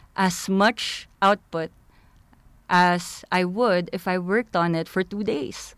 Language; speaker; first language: English; non-native, local second language; Filipino